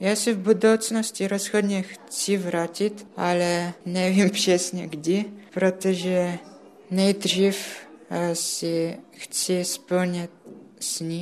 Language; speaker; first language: Czech; early bilingual, other home language; Bulgarian